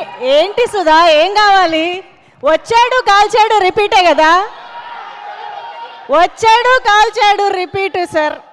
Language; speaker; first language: Telugu; native; Telugu